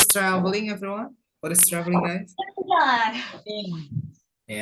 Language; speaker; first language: English; non-native, fluent; Indonesian